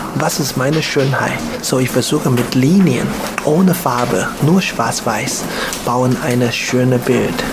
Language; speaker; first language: German; non-native, learner; Chinese